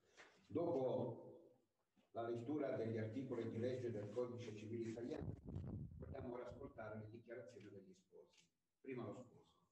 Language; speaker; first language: Italian; native; Italian